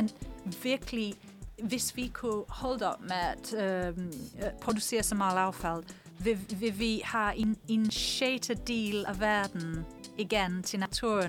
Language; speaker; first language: Danish; non-native, fluent; English